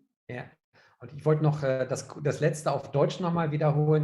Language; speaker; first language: German; native; German